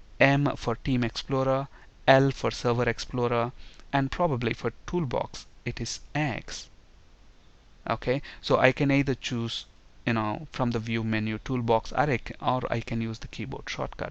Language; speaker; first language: English; non-native, local second language; Telugu